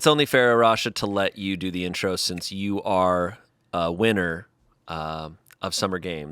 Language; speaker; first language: English; native; English